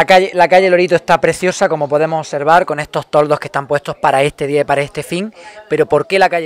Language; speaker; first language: Spanish; native; Spanish